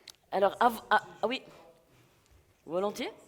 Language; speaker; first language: French; native; French